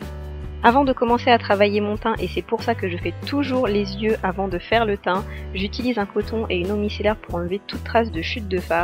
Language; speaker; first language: French; native; French